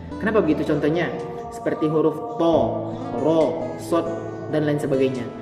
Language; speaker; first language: Indonesian; non-native, local second language; Minangkabau